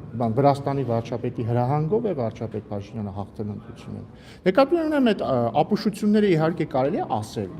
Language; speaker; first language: Armenian; native; Armenian